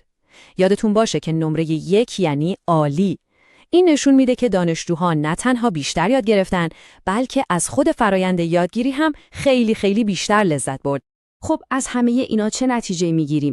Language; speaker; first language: Persian; native; Persian